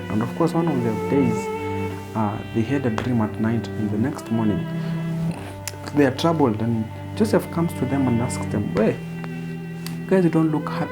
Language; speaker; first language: English; non-native, local second language; Swahili